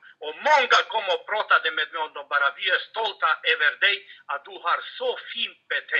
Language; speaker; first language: Swedish; non-native, fluent; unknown